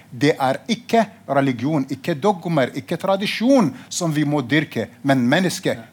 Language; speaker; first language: Norwegian; non-native, fluent; Arabic